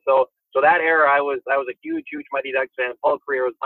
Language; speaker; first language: English; native; English